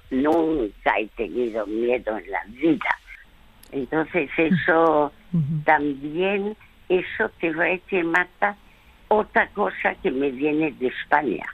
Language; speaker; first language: Spanish; early bilingual, other home language; French